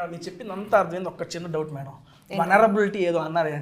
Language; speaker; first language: Telugu; native; Telugu